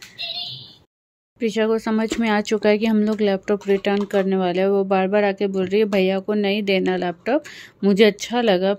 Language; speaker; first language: Hindi; native; Hindi